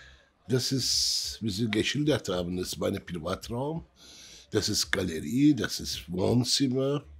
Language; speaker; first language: German; early bilingual, other home language; Turkish